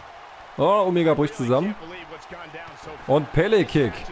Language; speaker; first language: German; native; German